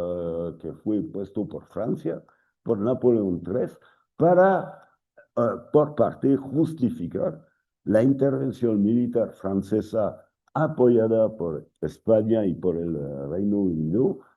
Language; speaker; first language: Spanish; non-native, fluent; French